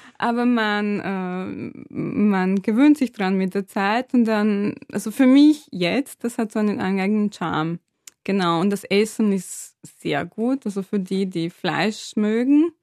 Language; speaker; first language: German; non-native, fluent; Serbian